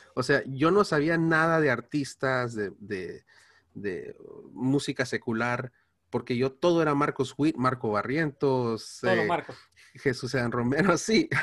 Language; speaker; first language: Spanish; early bilingual, heritage; Spanish